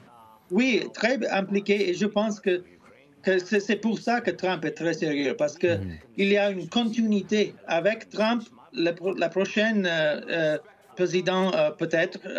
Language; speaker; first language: French; non-native, fluent; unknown